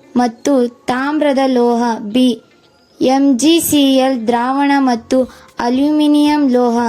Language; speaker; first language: Kannada; native; Kannada